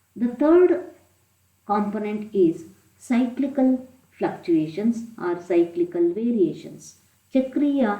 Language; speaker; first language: English; non-native, local second language; Kannada